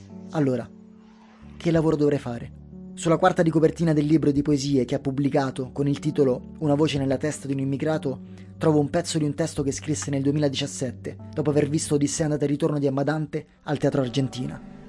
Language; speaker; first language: Italian; native; Italian